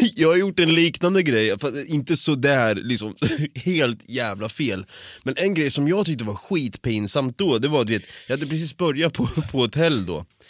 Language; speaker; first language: Swedish; native; Swedish